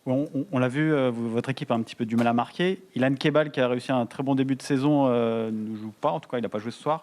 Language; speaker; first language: French; native; French